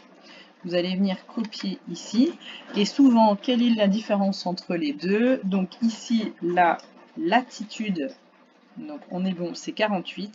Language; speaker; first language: French; native; French